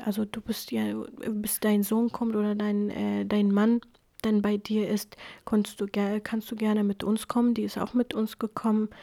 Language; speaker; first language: German; non-native, fluent; Kurdish